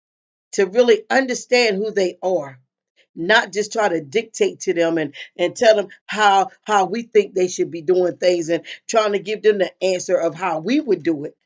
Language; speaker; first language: English; native; English